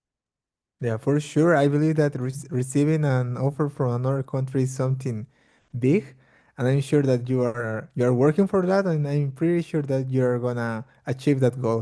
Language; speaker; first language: English; non-native, fluent; Portuguese